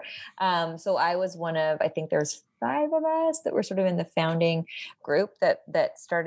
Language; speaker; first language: English; native; English